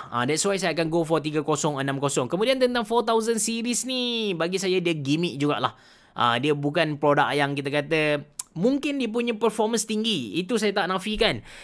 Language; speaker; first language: Malay; native; Malay